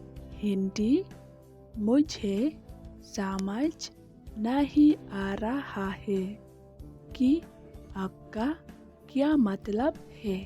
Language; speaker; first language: Hindi; non-native, local second language; Khasi